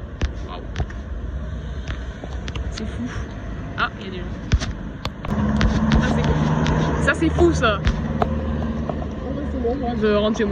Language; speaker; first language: French; native; French